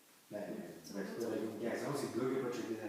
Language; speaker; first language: French; native; French